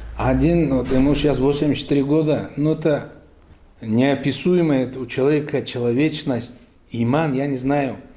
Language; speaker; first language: Russian; non-native, local second language; Karachay-Balkar